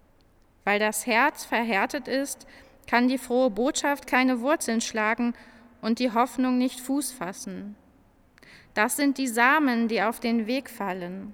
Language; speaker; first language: German; native; German